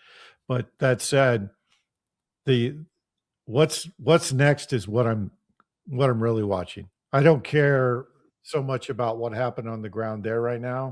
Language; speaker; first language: English; native; English